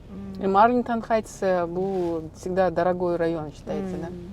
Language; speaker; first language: Russian; non-native, local second language; Kyrgyz